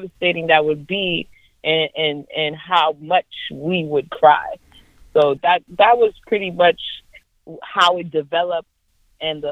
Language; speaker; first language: English; native; English